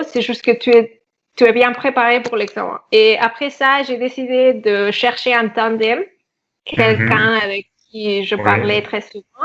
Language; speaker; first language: French; non-native, fluent; Catalan